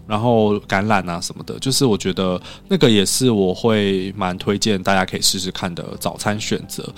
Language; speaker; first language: Chinese; native; Chinese